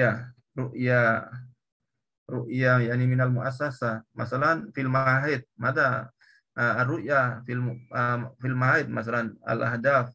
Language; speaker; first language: Arabic; non-native, learner; Indonesian